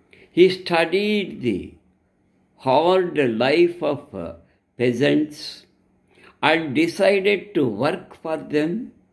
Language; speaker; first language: English; non-native, local second language; Telugu